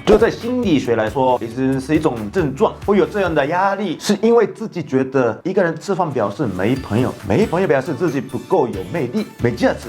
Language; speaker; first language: Chinese; non-native, fluent; Japanese